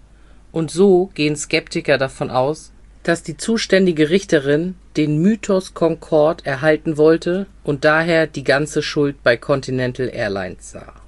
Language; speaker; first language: German; native; German